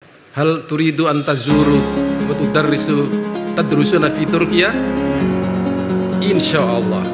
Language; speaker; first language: Arabic; non-native, learner; Indonesian